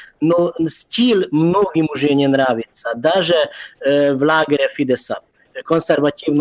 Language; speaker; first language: Russian; non-native, fluent; Hungarian